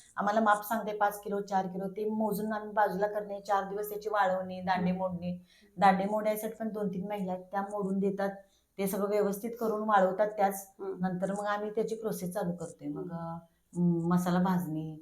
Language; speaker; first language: Marathi; native; Marathi